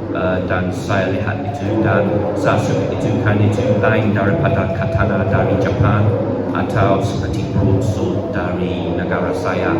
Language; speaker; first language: Indonesian; non-native, learner; English